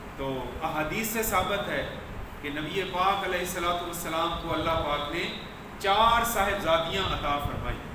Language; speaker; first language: Urdu; non-native, local second language; Punjabi